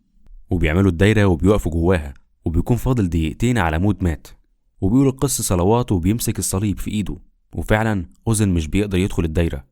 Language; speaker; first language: Arabic; native; Arabic